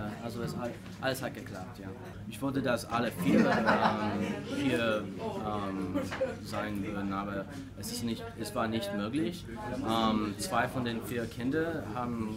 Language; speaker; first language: German; non-native, learner; English